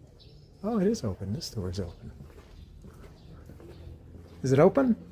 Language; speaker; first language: English; native; English